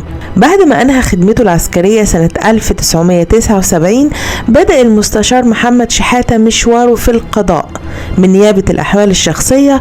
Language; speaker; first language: Arabic; native; Arabic